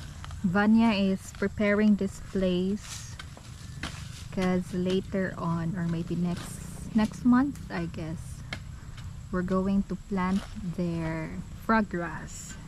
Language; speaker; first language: English; non-native, local second language; Cebuano